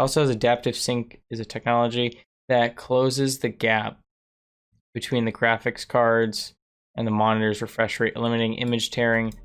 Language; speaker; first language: English; native; English